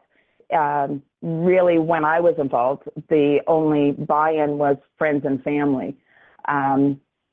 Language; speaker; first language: English; native; English